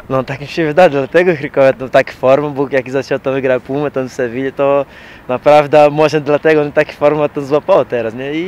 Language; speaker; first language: Polish; non-native, learner; Portuguese